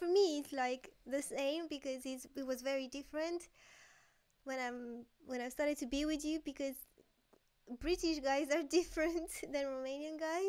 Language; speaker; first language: English; non-native, fluent; Romanian